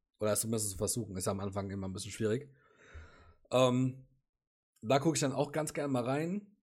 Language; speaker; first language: German; native; German